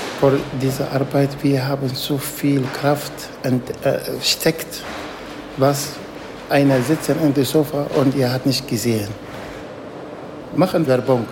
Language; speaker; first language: German; non-native, learner; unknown